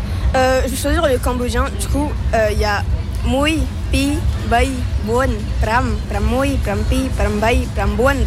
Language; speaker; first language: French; early bilingual, other home language; Khmer